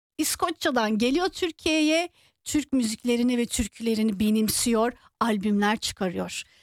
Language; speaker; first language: Turkish; early bilingual, heritage; Turkish